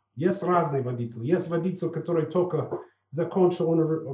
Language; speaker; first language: Russian; non-native, fluent; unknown